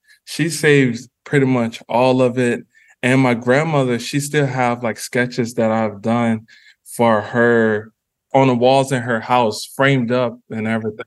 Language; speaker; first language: English; native; English